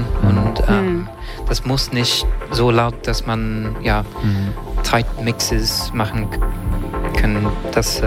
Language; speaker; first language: German; non-native, fluent; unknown